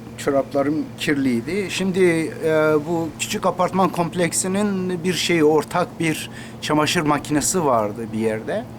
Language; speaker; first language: Turkish; non-native, local second language; Kurdish